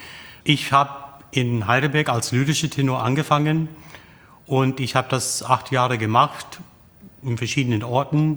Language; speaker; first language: German; non-native, fluent; English